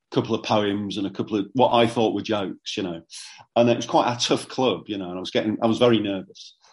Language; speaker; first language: English; native; English